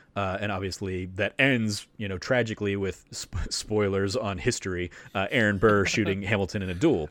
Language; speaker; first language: English; native; English